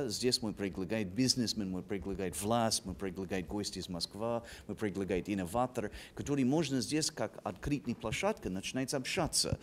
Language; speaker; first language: Russian; non-native, learner; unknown